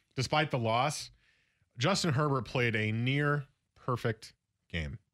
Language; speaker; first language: English; native; English